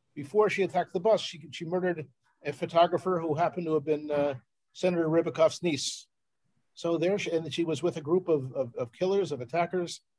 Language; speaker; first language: English; native; English